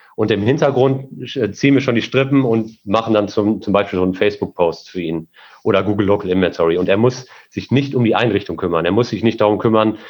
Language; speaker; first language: German; native; German